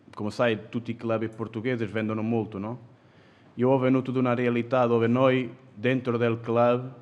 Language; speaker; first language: Italian; non-native, fluent; Portuguese